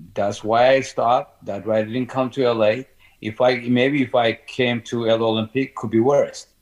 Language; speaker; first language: English; non-native, learner; Amharic